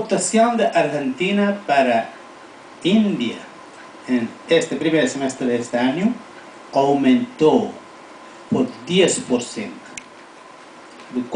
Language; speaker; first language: Spanish; non-native, fluent; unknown